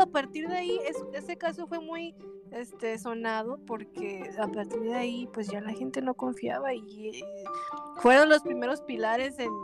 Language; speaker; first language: Spanish; native; Spanish